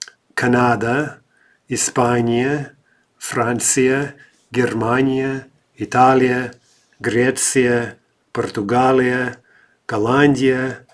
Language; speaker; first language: Russian; non-native, fluent; English